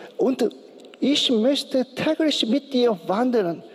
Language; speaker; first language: German; non-native, learner; Korean